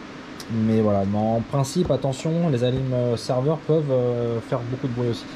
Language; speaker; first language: French; native; French